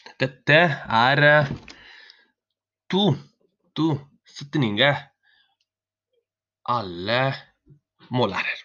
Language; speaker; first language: Norwegian; non-native, learner; Spanish